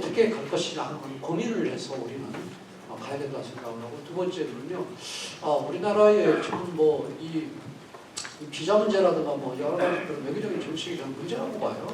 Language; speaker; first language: Korean; native; Korean